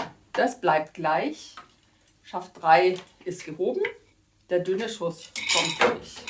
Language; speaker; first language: German; native; German